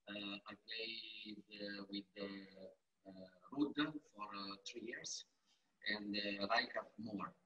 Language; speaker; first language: English; non-native, learner; Italian